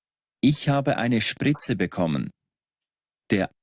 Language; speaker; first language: German; non-native, learner; Spanish